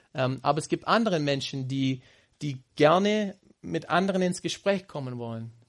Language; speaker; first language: German; non-native, fluent; English